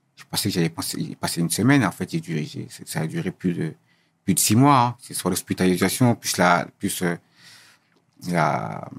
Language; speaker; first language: French; native; French